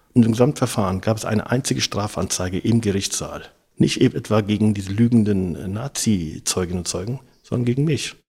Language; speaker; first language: German; native; German